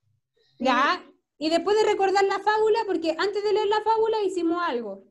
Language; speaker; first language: Spanish; native; Spanish